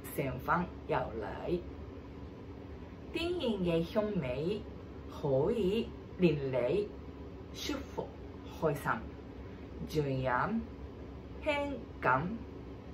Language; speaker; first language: Cantonese; non-native, learner; Japanese